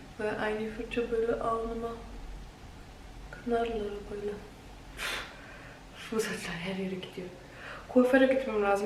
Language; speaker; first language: Turkish; non-native, fluent; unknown